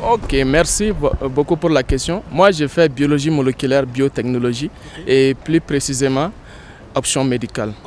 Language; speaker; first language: French; non-native, local second language; Bambara